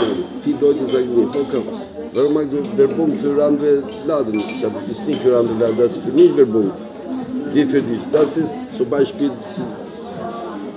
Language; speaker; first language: German; non-native, learner; Albanian